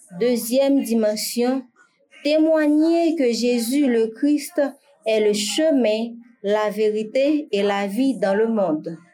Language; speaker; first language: French; non-native, local second language; Haitian Creole